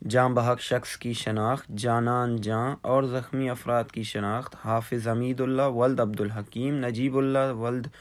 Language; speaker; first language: Urdu; non-native, local second language; Baluchi